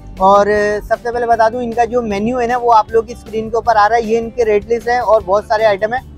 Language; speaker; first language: Urdu; native; Urdu